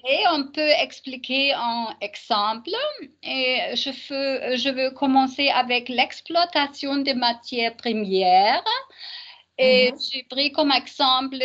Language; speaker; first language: French; non-native, learner; German